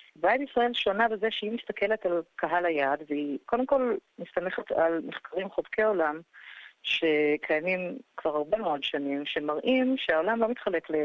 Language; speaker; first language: Hebrew; early bilingual, other home language; English